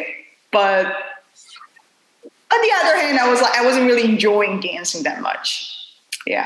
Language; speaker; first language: English; non-native, fluent; Korean